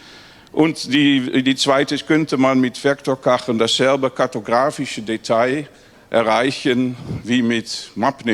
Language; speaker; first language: German; non-native, learner; Dutch